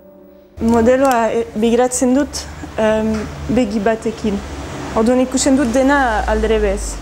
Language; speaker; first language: Basque; non-native, learner; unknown